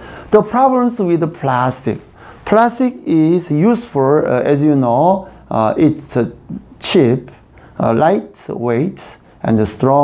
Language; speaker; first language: English; non-native, fluent; Korean